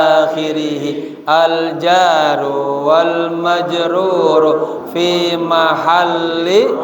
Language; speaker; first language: Arabic; non-native, fluent; Indonesian